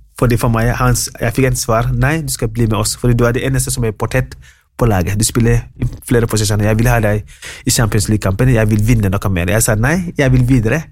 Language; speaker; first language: Norwegian; non-native, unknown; Wolof